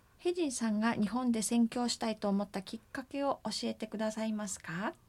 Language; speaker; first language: Japanese; native; Japanese